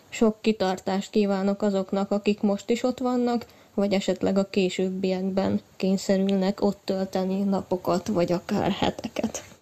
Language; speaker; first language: Hungarian; native; Hungarian